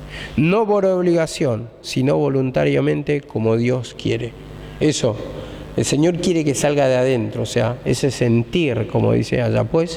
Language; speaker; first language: Spanish; native; Spanish